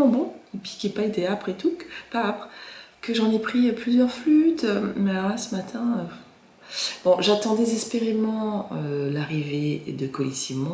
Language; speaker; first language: French; native; French